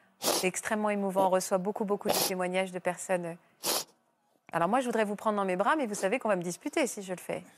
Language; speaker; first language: French; native; French